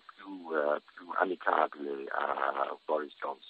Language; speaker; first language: Italian; non-native, learner; English